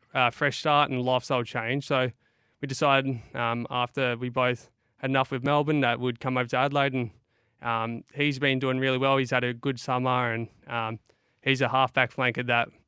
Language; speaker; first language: English; native; English